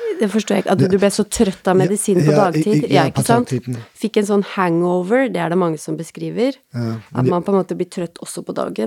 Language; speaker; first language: Norwegian; native; Norwegian